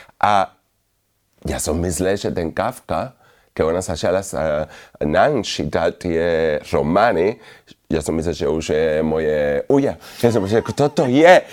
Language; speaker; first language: Slovak; non-native, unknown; Spanish